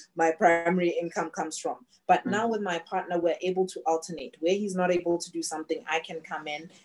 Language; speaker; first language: English; non-native, local second language; Tswana